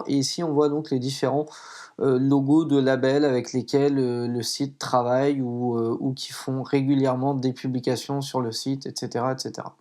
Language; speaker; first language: French; native; French